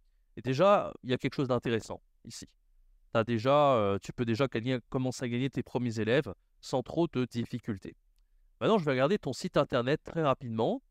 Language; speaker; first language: French; native; French